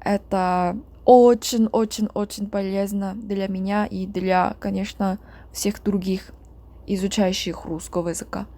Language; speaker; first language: Russian; non-native, learner; Korean